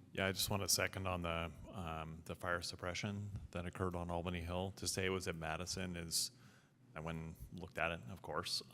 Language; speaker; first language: English; native; English